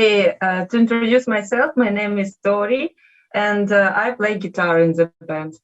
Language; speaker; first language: English; non-native, learner; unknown